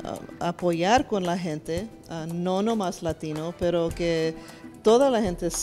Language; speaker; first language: Spanish; early bilingual, heritage; English